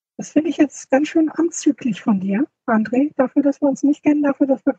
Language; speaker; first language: German; native; German